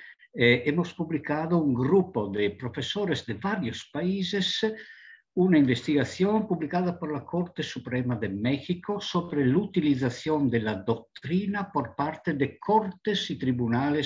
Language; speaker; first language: Spanish; non-native, fluent; Italian